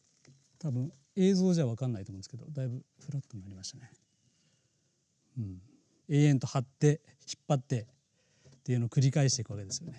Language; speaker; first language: Japanese; native; Japanese